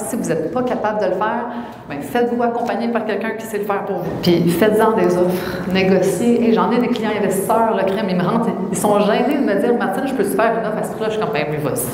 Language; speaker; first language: French; native; French